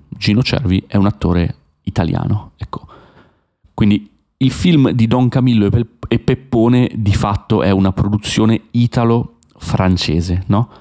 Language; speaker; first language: Italian; native; Italian